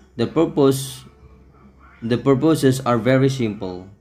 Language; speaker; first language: English; non-native, fluent; Indonesian